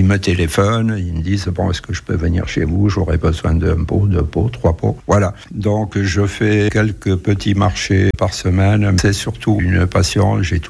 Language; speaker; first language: French; native; French